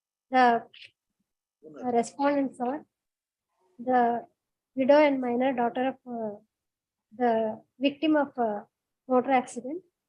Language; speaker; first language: English; non-native, local second language; Kannada